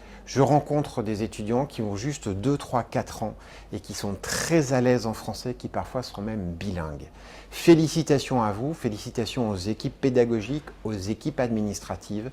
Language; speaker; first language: French; native; French